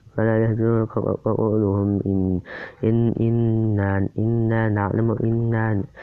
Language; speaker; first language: Arabic; non-native, learner; Indonesian